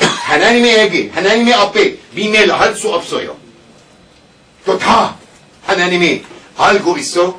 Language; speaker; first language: Korean; non-native, learner; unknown